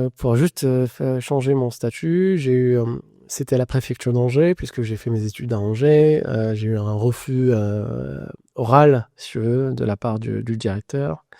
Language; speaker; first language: French; non-native, local second language; Arabic